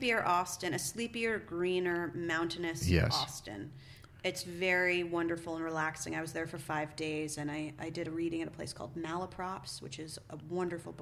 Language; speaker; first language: English; native; English